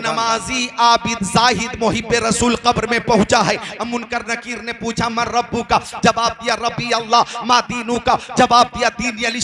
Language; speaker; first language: Hindi; native; Hindi